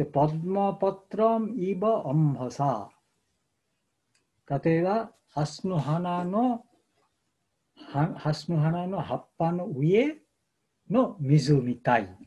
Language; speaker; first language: Japanese; non-native, fluent; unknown